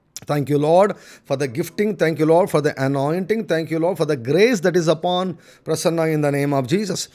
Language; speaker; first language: English; non-native, local second language; Telugu